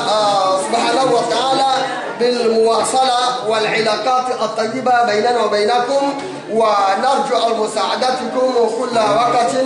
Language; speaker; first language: Arabic; non-native, local second language; Comorian